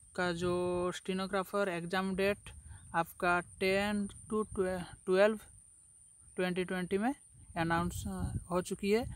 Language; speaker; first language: Hindi; non-native, local second language; Assamese